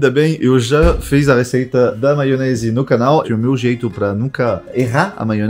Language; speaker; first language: Portuguese; non-native, fluent; French